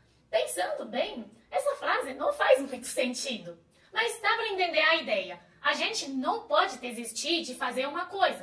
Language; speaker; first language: Portuguese; non-native, fluent; Chinese